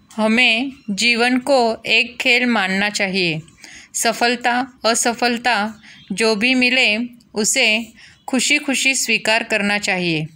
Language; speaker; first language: Hindi; non-native, local second language; Marathi